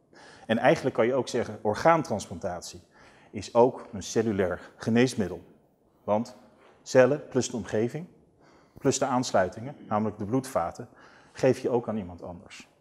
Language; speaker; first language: Dutch; native; Dutch